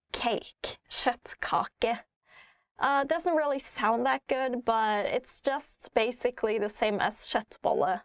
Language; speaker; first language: English; non-native, fluent; Norwegian